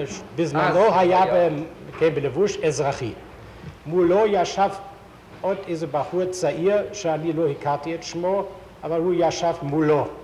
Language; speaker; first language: Hebrew; non-native, fluent; German